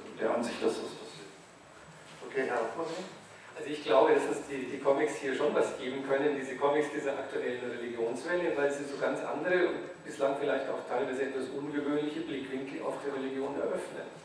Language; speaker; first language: German; native; German